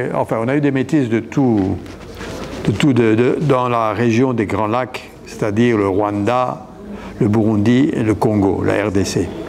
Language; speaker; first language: French; non-native, local second language; Rundi